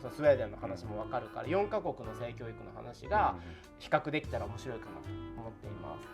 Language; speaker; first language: Japanese; native; Japanese